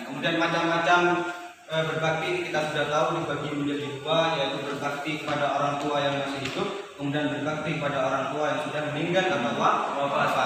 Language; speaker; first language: Indonesian; native; Indonesian